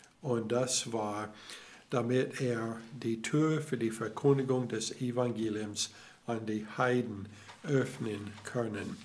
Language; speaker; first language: German; non-native, learner; English